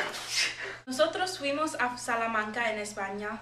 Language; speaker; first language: Spanish; non-native, learner; English